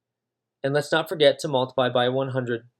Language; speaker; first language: English; native; English